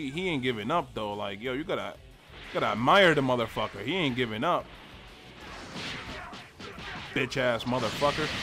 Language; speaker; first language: English; native; English